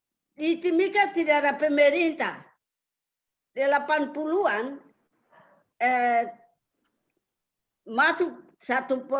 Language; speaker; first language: Indonesian; non-native, local second language; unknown